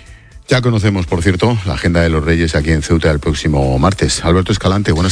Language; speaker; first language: Spanish; native; Spanish